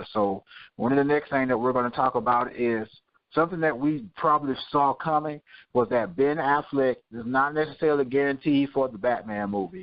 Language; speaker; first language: English; native; English